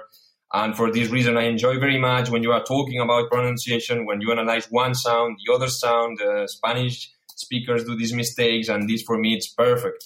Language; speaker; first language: English; non-native, fluent; Catalan